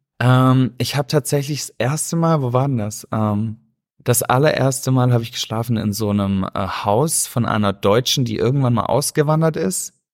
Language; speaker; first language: German; native; German